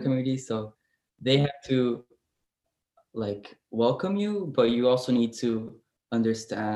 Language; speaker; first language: English; non-native, fluent; Portuguese